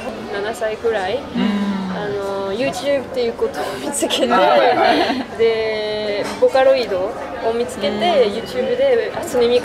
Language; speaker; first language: Japanese; non-native, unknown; French